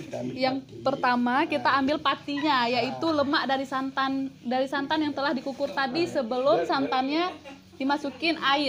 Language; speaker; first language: Indonesian; native; Indonesian